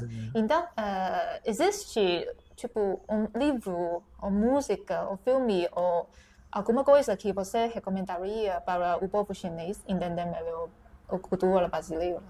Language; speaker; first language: Portuguese; non-native, fluent; Chinese